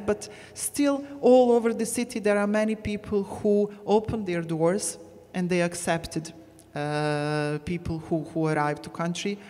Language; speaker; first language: English; non-native, fluent; Bosnian